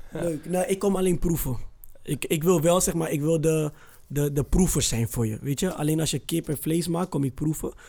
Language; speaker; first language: Dutch; early bilingual, other home language; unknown